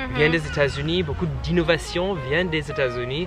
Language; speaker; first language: English; native; English